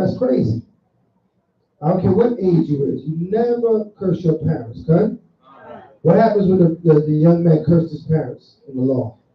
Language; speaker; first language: English; native; English